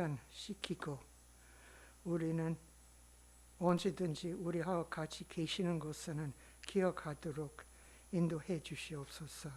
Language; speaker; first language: Korean; non-native, learner; English